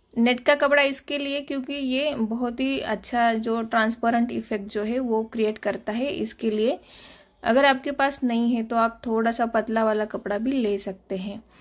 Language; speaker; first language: Hindi; non-native, local second language; Marathi